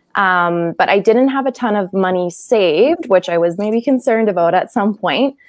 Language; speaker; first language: English; native; English